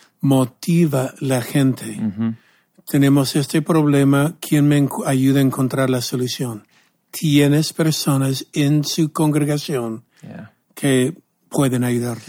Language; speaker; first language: Spanish; non-native, fluent; English